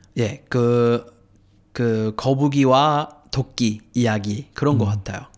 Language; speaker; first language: Korean; non-native, fluent; English